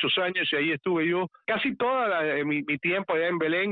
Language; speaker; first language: Spanish; early bilingual, heritage; Spanish